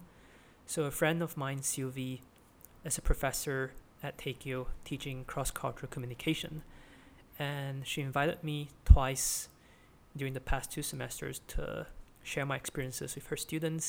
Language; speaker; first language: English; non-native, local second language; Chinese